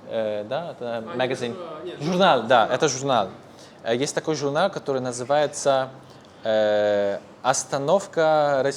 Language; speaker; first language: Russian; non-native, fluent; Polish